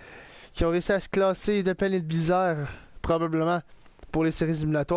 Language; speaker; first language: French; native; French